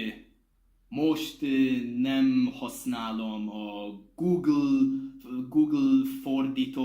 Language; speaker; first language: Hungarian; non-native, learner; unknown